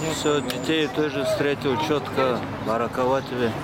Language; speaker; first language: Russian; non-native, local second language; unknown